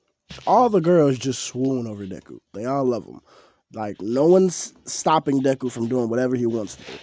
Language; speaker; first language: English; native; English